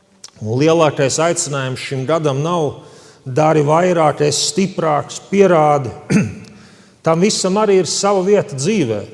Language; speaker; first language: Latvian; native; Latvian